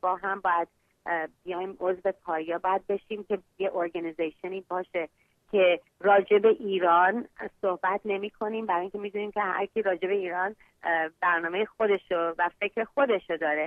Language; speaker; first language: Persian; early bilingual, heritage; Persian